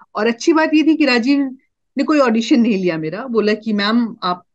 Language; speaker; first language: Hindi; native; Hindi